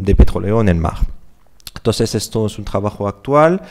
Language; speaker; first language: Spanish; non-native, fluent; French